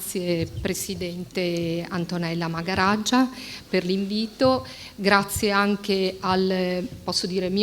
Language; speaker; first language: Italian; native; Italian